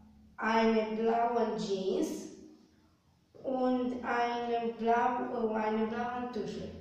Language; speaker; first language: German; non-native, learner; Romanian